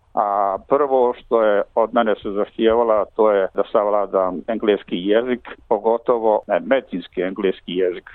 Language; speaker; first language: Bosnian; native; Bosnian